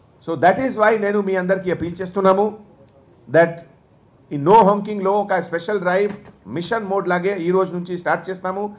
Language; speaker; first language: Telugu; non-native, fluent; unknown